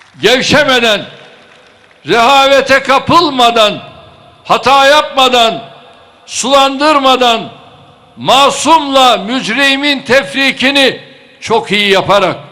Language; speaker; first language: Turkish; native; Turkish